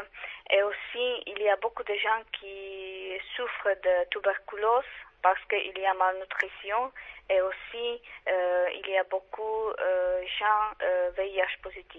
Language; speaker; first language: French; non-native, learner; Czech